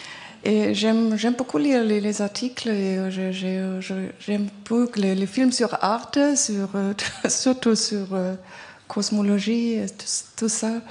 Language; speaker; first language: French; non-native, fluent; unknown